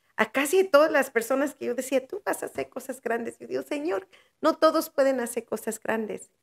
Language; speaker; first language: Spanish; early bilingual, heritage; Spanish